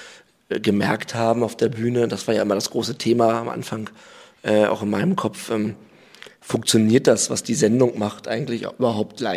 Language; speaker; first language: German; native; German